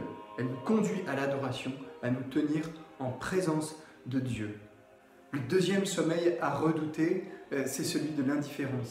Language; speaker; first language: French; native; French